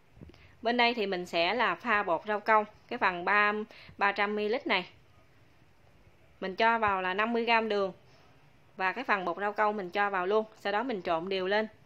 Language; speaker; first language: Vietnamese; native; Vietnamese